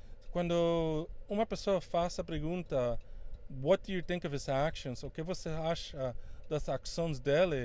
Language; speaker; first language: Portuguese; non-native, fluent; Spanish